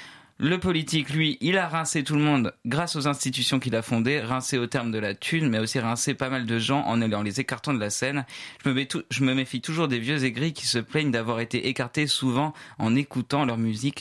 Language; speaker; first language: French; native; French